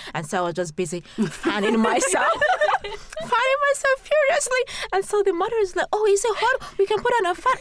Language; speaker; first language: English; non-native, local second language; Yoruba